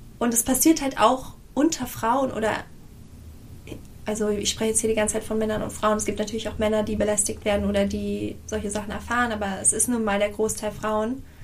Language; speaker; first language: German; native; German